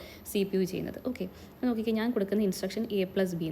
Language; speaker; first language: Malayalam; native; Malayalam